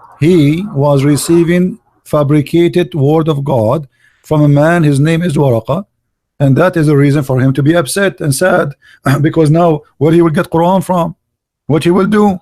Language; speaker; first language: English; non-native, fluent; Arabic